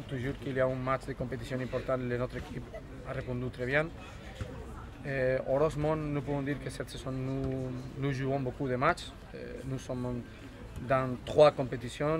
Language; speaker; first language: French; non-native, fluent; Spanish